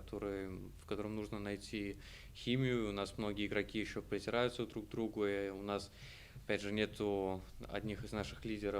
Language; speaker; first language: Russian; native; Russian